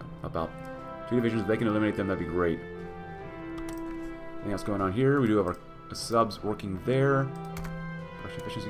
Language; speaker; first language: English; native; English